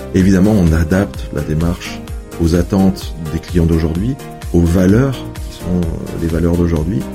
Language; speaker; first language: French; native; French